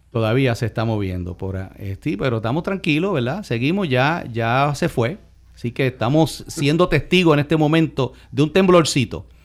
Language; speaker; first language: Spanish; native; Spanish